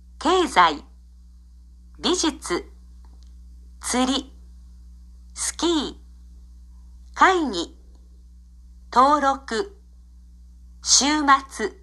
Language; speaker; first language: Japanese; non-native, learner; Indonesian